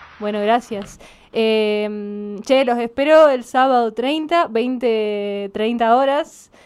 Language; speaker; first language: Spanish; native; Spanish